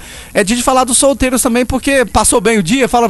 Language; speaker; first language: Portuguese; native; Portuguese